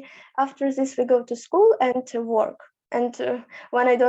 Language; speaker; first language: English; non-native, learner; Ukrainian